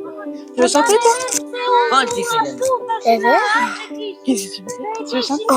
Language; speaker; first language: French; native; French